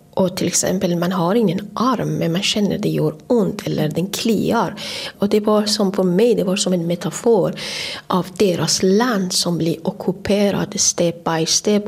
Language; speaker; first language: Swedish; non-native, fluent; Persian